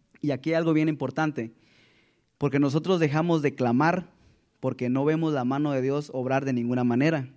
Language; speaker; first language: Spanish; native; Spanish